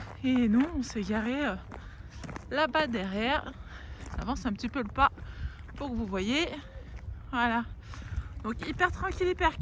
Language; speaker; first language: French; native; French